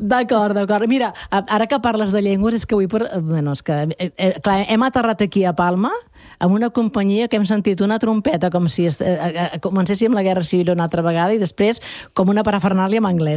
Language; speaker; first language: Catalan; native; Catalan